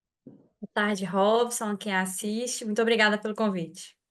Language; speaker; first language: Portuguese; native; Portuguese